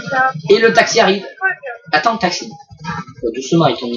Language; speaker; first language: French; native; French